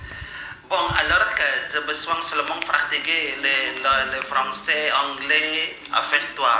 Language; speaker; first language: French; non-native, learner; Indonesian